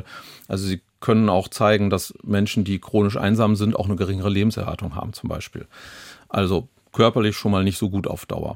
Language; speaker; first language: German; native; German